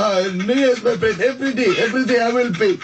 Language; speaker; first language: English; non-native, learner; Cebuano